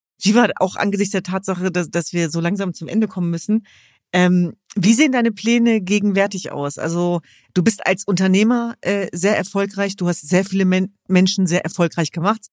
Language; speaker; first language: German; early bilingual, other home language; Kurdish